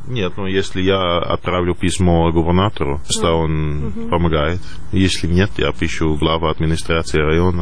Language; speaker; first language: Russian; non-native, fluent; Dutch